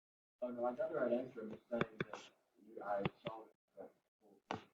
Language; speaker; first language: English; native; English